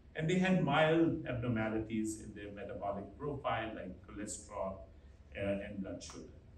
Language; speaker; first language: English; non-native, local second language; Hindi